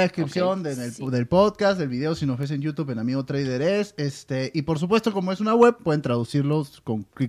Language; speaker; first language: Spanish; native; Spanish